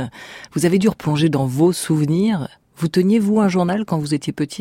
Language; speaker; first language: French; native; French